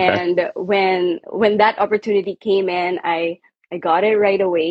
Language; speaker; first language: English; non-native, local second language; Filipino